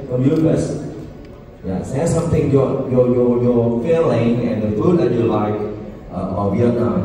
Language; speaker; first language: English; non-native, local second language; Vietnamese